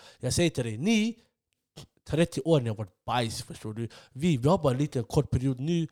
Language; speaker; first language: Swedish; early bilingual, other home language; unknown